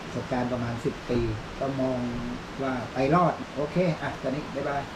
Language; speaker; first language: Thai; native; Thai